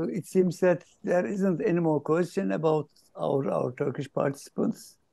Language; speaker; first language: English; non-native, fluent; Turkish